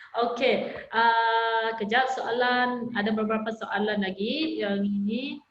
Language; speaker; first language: Malay; non-native, local second language; Iban